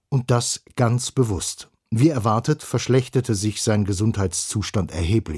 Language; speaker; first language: German; native; German